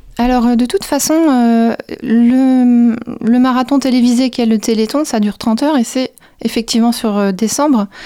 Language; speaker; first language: French; native; French